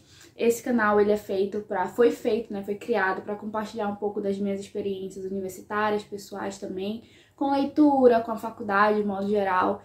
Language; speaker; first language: Portuguese; native; Portuguese